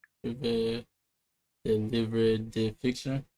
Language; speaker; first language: French; non-native, learner; English